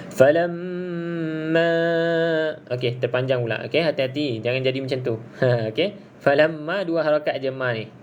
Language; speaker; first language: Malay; native; Malay